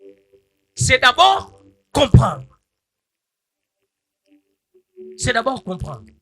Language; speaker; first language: French; non-native, local second language; Lingala